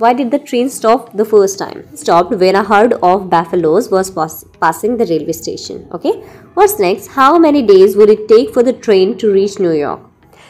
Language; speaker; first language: English; non-native, local second language; Hindi